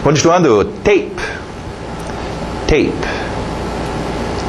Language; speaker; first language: English; non-native, fluent; Portuguese